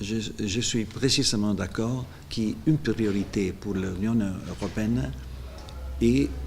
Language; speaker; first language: French; non-native, fluent; Italian